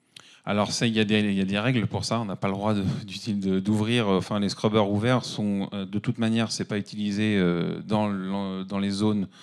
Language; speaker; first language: French; native; French